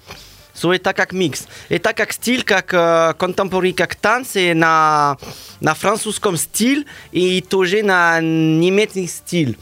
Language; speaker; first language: Russian; non-native, learner; French